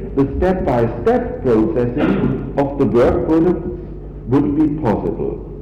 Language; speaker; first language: English; non-native, fluent; German